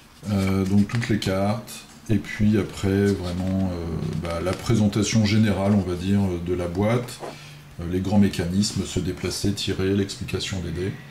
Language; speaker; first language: French; native; French